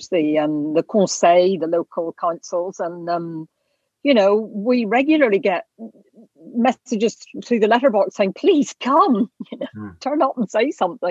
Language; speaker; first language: English; native; English